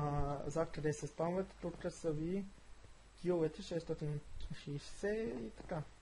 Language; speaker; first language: Bulgarian; native; Bulgarian